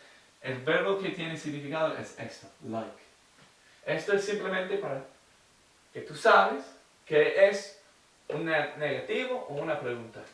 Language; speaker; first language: Spanish; non-native, learner; English